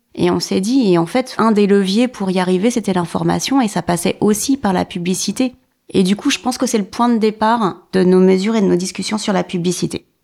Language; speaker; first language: French; native; French